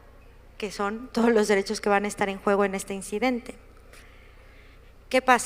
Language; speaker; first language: Spanish; native; Spanish